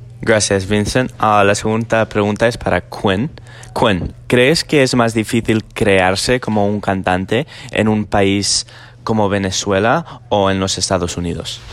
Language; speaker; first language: Spanish; non-native, learner; English